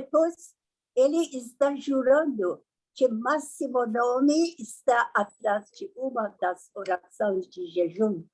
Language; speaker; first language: Portuguese; non-native, learner; Persian